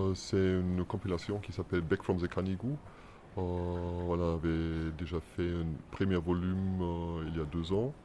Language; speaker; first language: French; non-native, fluent; German